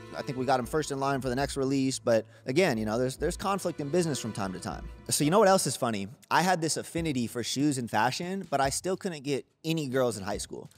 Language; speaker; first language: English; native; English